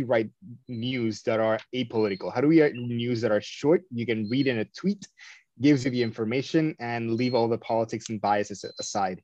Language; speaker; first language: English; non-native, fluent; Spanish